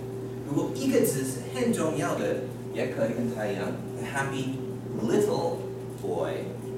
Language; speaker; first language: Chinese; non-native, fluent; English